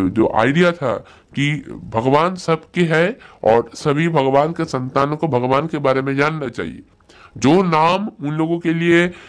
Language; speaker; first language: Hindi; non-native, local second language; Bangla